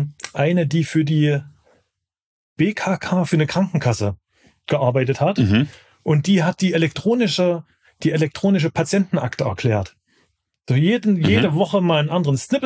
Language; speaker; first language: German; native; German